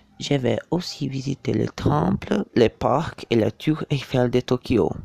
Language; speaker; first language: French; non-native, learner; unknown